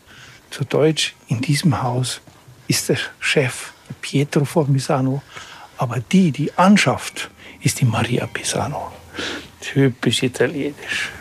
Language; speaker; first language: German; native; German